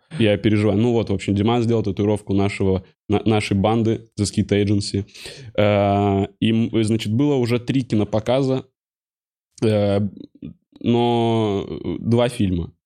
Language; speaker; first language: Russian; native; Russian